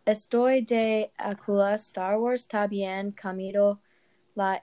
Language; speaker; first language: Spanish; non-native, learner; English